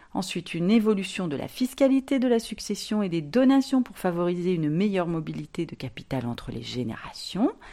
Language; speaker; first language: French; native; French